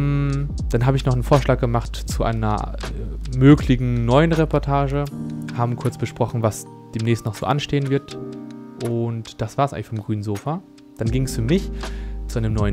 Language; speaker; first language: German; native; German